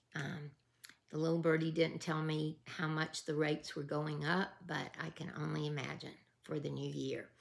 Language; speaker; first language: English; native; English